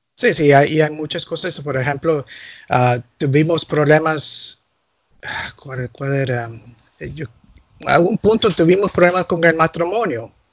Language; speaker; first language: Spanish; early bilingual, heritage; Spanish